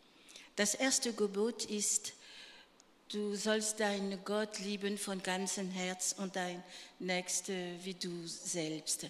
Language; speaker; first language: German; non-native, fluent; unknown